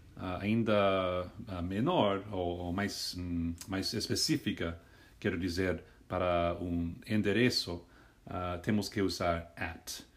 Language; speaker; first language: Portuguese; non-native, learner; English